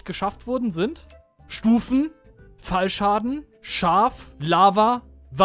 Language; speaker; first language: German; native; German